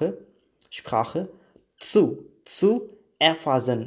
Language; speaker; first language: German; non-native, learner; Tamil